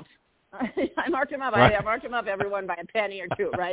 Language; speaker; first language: English; native; English